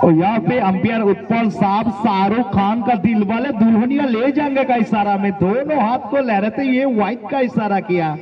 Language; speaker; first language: Hindi; non-native, local second language; Bangla